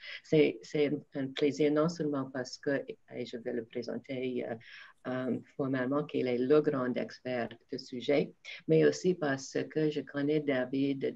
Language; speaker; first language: French; non-native, fluent; English